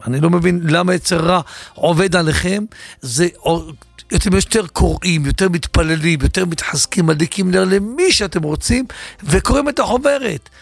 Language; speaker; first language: Hebrew; native; Hebrew